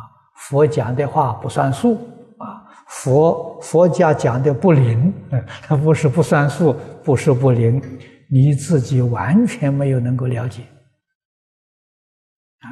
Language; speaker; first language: Chinese; native; Chinese